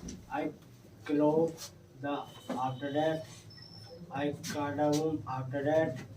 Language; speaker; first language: English; non-native, learner; Hindi